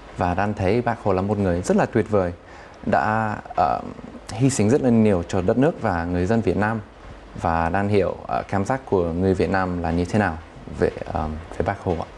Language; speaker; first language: Vietnamese; non-native, fluent; English